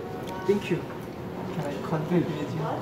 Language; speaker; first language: English; non-native, learner; Korean